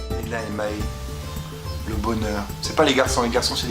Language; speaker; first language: French; native; French